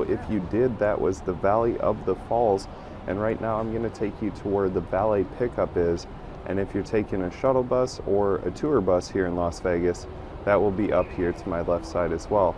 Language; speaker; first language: English; native; English